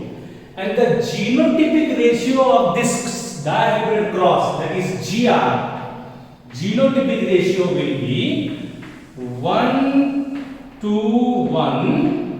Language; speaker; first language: English; non-native, local second language; Hindi